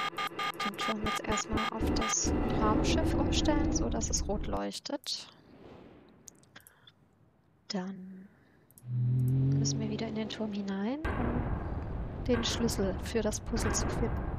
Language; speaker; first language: German; native; German